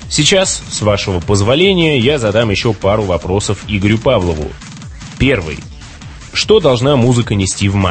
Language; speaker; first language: Russian; native; Russian